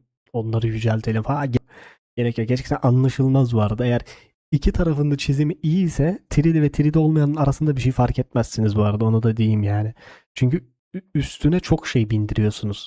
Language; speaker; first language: Turkish; native; Turkish